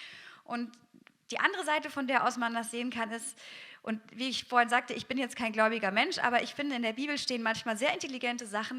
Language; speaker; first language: German; native; German